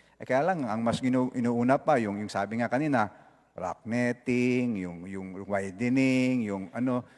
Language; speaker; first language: Filipino; non-native, local second language; Cebuano